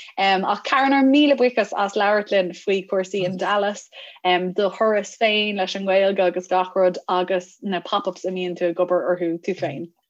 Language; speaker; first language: Irish; non-native, local second language; English